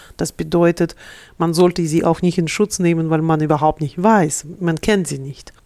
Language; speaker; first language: German; non-native, fluent; Russian